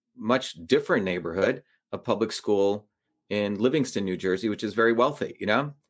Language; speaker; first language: English; early bilingual, other home language; Tamil